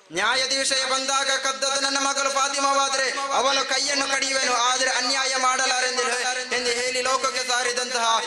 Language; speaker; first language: Kannada; non-native, local second language; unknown